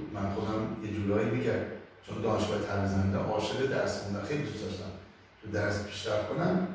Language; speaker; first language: Persian; non-native, local second language; Azerbaijani